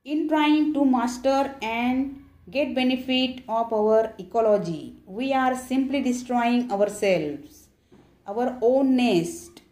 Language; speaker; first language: English; non-native, local second language; Marathi